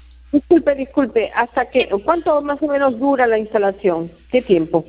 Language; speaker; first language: Spanish; native; Spanish